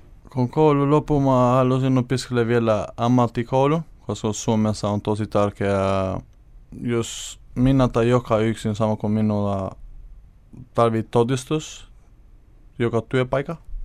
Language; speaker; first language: Finnish; non-native, learner; Albanian